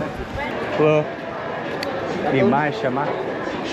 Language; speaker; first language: Chinese; non-native, learner; English